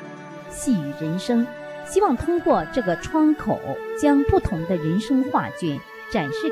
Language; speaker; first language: Chinese; native; Chinese